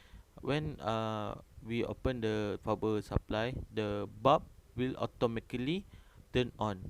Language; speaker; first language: English; non-native, local second language; Malay